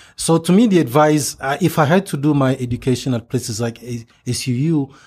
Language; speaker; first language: English; non-native, fluent; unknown